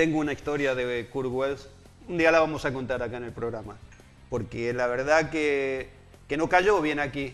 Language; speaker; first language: Spanish; native; Spanish